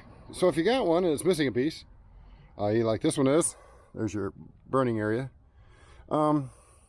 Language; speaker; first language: English; native; English